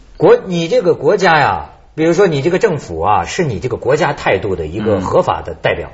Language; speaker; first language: Chinese; native; Chinese